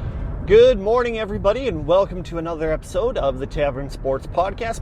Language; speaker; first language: English; native; English